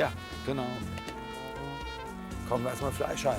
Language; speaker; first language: German; early bilingual, other home language; Turkish